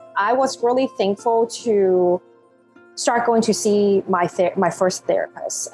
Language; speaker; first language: English; non-native, local second language; Cantonese